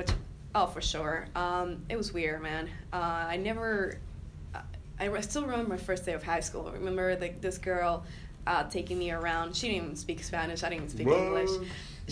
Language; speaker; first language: English; non-native, fluent; Spanish